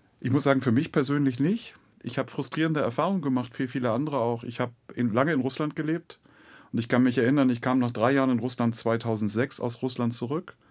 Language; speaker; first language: German; native; German